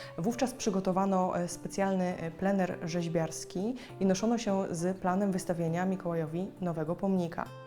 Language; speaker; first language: Polish; native; Polish